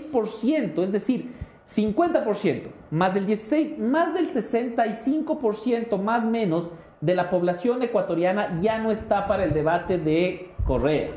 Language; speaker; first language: Spanish; native; Spanish